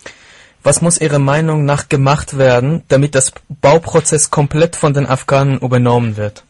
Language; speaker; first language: German; non-native, fluent; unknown